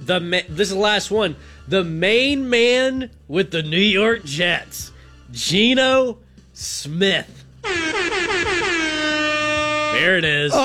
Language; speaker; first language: English; native; English